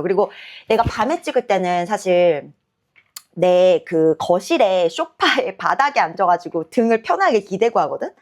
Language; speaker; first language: Korean; native; Korean